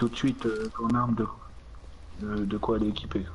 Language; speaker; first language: French; native; French